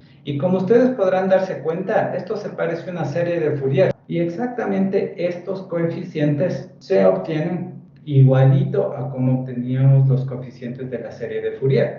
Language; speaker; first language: Spanish; native; Spanish